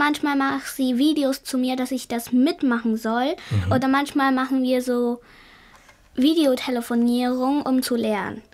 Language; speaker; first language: German; early bilingual, other home language; Chinese